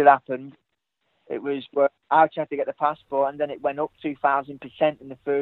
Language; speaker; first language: English; native; English